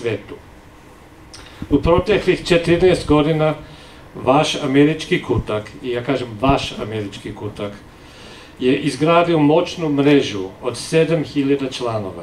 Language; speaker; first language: Serbian; non-native, fluent; English